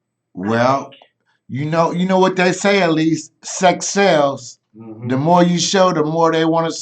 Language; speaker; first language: English; native; English